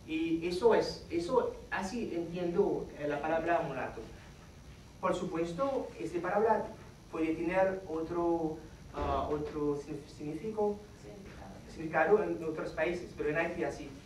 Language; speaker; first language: Spanish; non-native, fluent; Haitian Creole